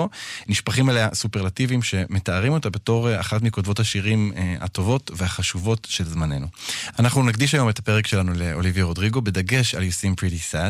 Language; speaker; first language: Hebrew; native; Hebrew